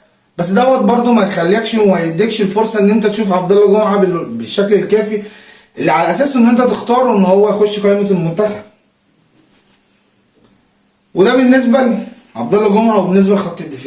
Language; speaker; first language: Arabic; native; Arabic